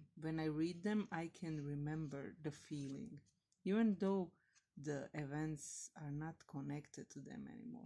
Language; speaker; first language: English; non-native, fluent; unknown